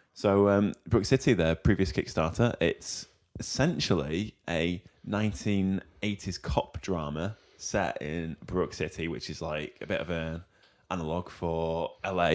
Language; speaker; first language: English; native; English